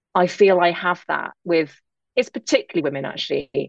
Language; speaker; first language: English; native; English